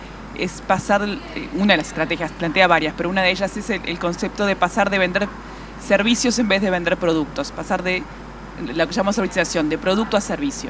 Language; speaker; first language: Spanish; native; Spanish